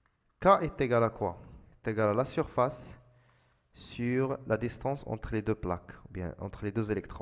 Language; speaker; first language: French; non-native, local second language; Arabic